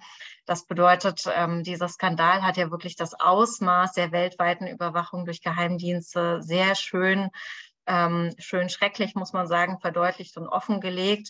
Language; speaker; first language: German; native; German